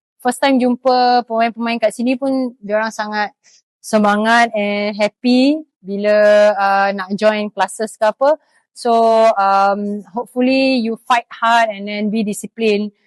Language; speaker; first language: Malay; non-native, local second language; Chinese